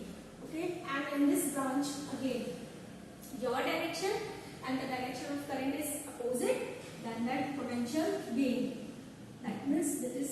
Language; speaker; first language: English; non-native, local second language; Hindi